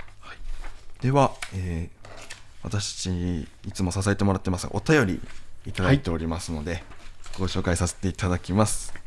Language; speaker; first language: Japanese; native; Japanese